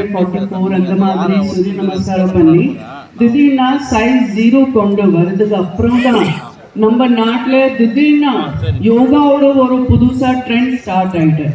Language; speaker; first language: Tamil; non-native, local second language; Gujarati